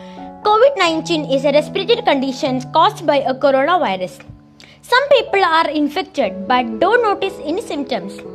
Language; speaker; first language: English; non-native, local second language; Malayalam